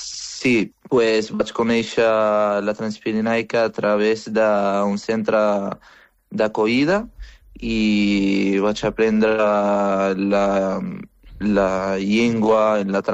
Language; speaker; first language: Catalan; non-native, fluent; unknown